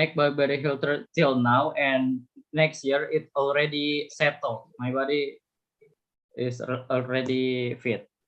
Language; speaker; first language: English; non-native, fluent; Indonesian